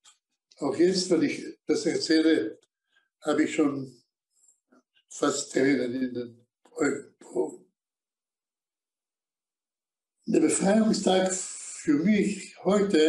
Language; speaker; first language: German; non-native, fluent; Slovak